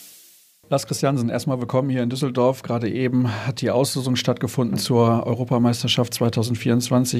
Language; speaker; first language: German; native; German